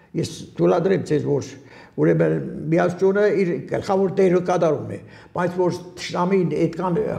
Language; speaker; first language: Armenian; native; Armenian